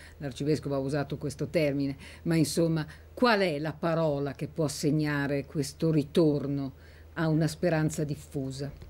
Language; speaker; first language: Italian; native; Italian